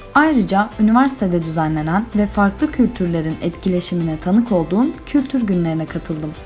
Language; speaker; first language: Turkish; non-native, fluent; Arabic